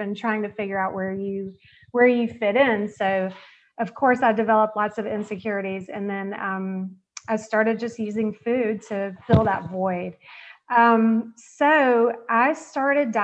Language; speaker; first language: English; native; English